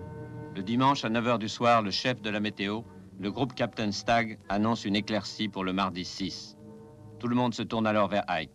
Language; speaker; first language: French; native; French